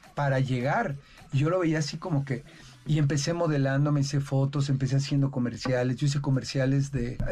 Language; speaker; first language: Spanish; native; Spanish